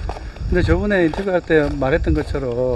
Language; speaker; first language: Korean; native; Korean